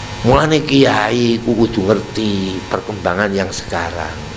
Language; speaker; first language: Indonesian; non-native, local second language; Javanese